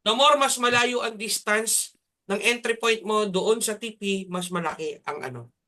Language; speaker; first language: Filipino; native; Filipino